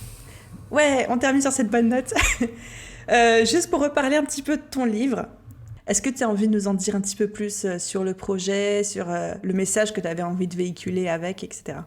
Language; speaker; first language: French; native; French